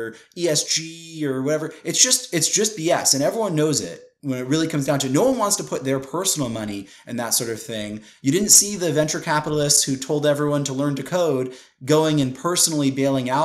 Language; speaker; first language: English; native; English